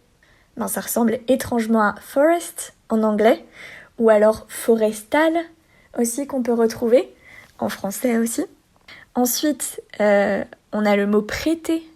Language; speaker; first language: French; native; French